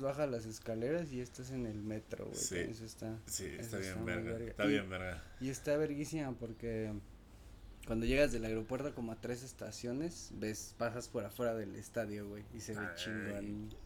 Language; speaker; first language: Spanish; native; Spanish